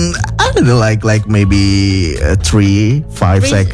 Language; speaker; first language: English; non-native, learner; Indonesian